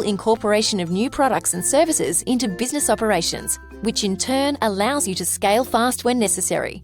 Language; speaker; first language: English; native; English